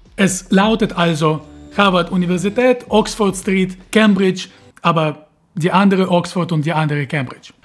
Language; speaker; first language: German; non-native, fluent; Russian